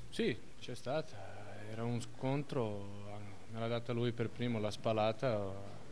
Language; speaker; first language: Italian; non-native, fluent; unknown